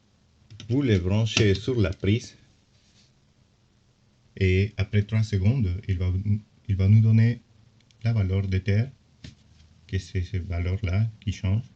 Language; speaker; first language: French; non-native, fluent; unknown